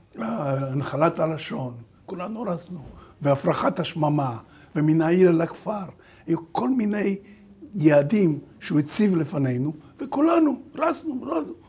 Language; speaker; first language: Hebrew; early bilingual, other home language; Bulgarian